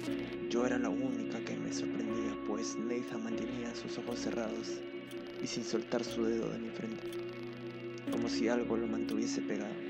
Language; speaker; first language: Spanish; native; Spanish